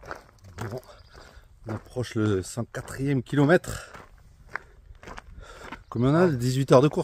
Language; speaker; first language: French; native; French